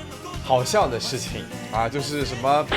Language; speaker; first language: Chinese; native; Chinese